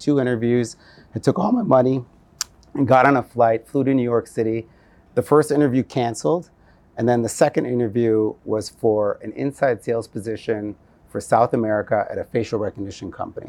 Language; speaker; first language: English; native; English